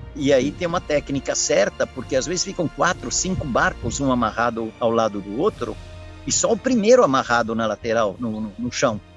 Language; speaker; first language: Portuguese; early bilingual, other home language; Italian